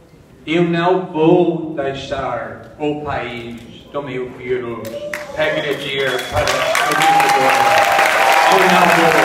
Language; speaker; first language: Portuguese; non-native, fluent; English